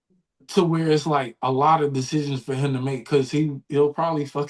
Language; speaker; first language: English; native; English